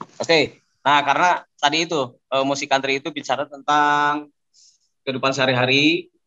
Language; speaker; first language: Indonesian; native; Indonesian